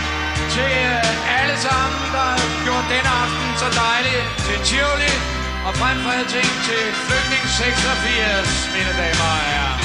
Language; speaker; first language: Danish; native; Danish